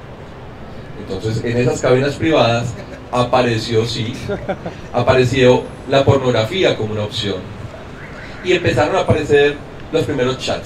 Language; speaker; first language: Spanish; native; Spanish